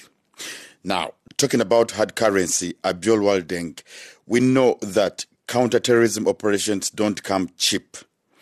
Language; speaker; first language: English; non-native, local second language; Kinyarwanda